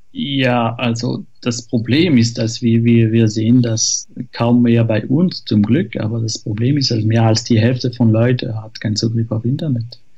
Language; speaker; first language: German; non-native, fluent; French